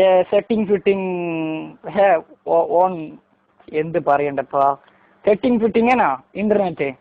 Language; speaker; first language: Hindi; non-native, learner; Malayalam